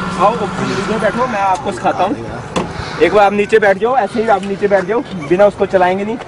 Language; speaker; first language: Hindi; non-native, local second language; Punjabi